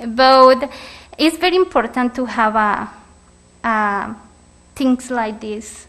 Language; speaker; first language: English; non-native, learner; Spanish